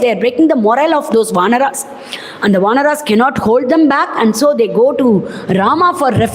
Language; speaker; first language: English; non-native, local second language; Tamil